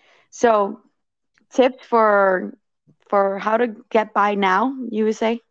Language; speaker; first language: English; early bilingual, other home language; Spanish